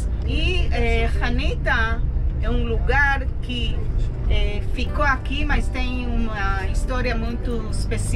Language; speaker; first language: Portuguese; non-native, learner; Hebrew